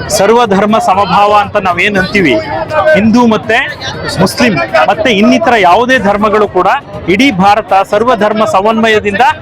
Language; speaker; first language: Kannada; native; Kannada